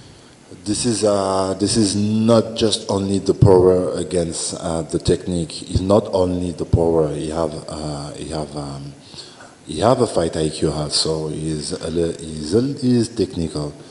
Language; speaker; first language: English; non-native, learner; French